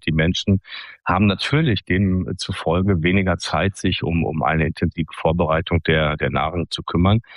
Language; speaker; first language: German; native; German